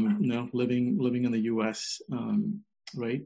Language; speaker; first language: English; non-native, local second language; Telugu